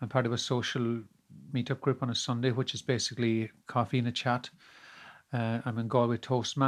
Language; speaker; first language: English; native; English